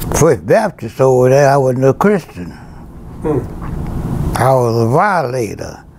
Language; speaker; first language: English; native; English